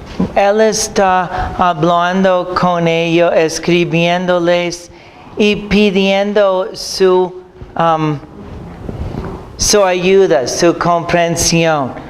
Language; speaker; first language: Spanish; non-native, fluent; English